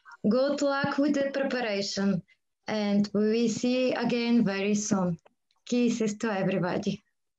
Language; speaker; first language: English; non-native, learner; Bulgarian